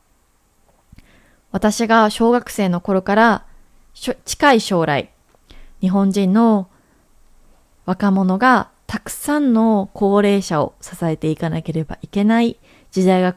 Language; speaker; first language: Japanese; native; Japanese